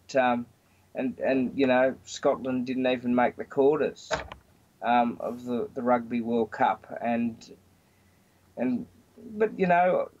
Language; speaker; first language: English; native; English